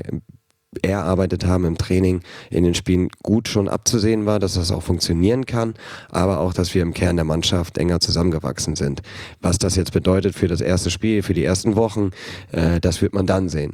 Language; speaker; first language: German; native; German